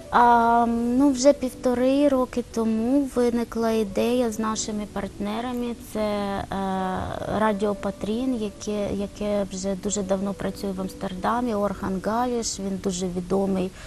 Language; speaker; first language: Ukrainian; non-native, local second language; Romany